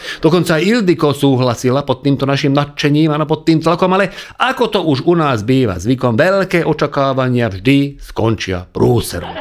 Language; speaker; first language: Slovak; non-native, local second language; Hungarian